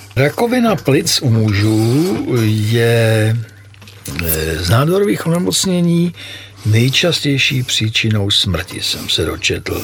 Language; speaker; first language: Czech; native; Czech